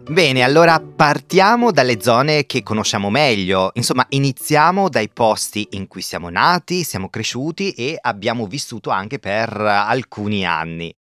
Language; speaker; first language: Italian; native; Italian